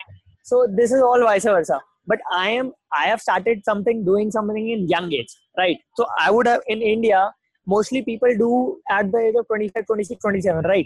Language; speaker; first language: English; non-native, local second language; Hindi